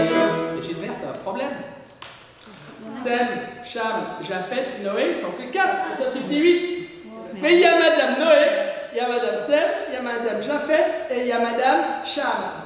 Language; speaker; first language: French; native; French